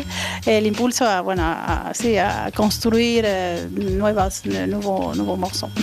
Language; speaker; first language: French; non-native, fluent; Spanish